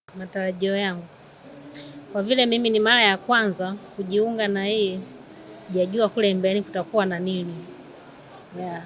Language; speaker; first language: Swahili; native; Swahili